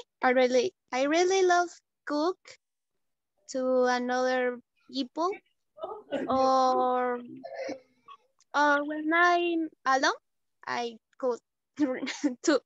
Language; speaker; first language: English; non-native, learner; Spanish